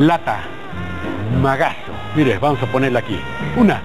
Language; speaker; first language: Spanish; native; Spanish